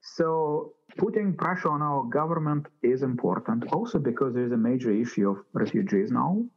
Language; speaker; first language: English; non-native, fluent; Ukrainian